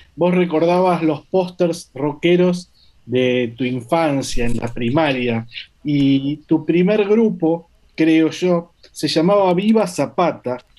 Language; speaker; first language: Spanish; native; Spanish